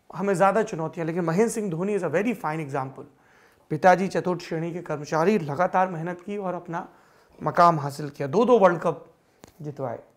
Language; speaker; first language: Hindi; native; Hindi